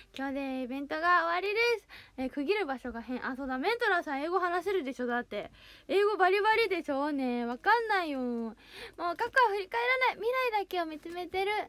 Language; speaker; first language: Japanese; native; Japanese